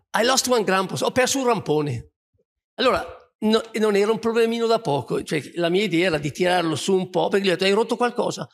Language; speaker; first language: Italian; native; Italian